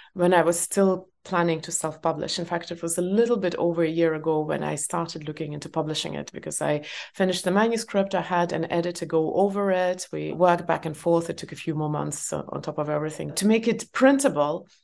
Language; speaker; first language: English; non-native, fluent; Estonian